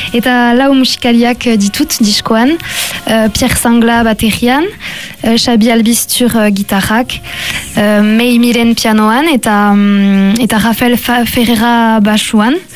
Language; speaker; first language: Basque; non-native, local second language; French